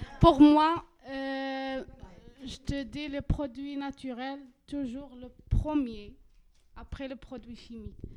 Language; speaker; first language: French; non-native, learner; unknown